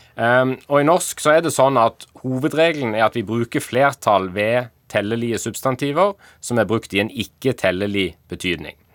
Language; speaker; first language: Norwegian; native; Norwegian